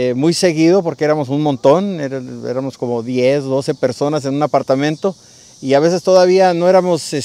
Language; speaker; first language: Spanish; native; Spanish